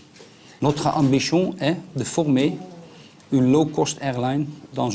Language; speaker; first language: French; non-native, learner; Dutch